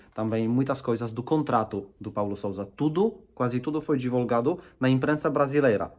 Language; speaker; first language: Portuguese; non-native, fluent; Polish